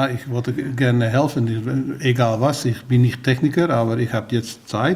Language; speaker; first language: German; non-native, learner; Dutch